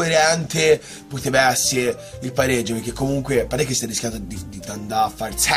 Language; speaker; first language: Italian; native; Italian